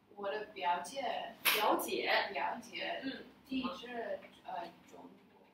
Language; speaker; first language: Chinese; non-native, learner; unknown